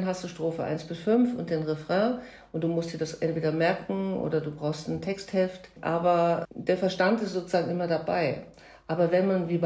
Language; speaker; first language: German; native; German